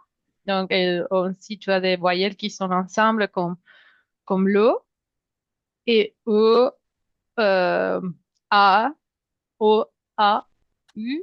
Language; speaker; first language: French; non-native, fluent; Spanish